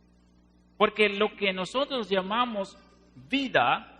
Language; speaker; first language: Spanish; non-native, fluent; Dutch